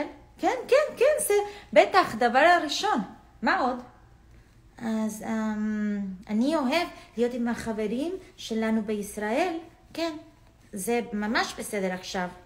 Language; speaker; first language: Hebrew; non-native, fluent; English